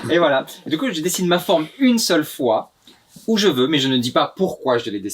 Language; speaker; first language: French; native; French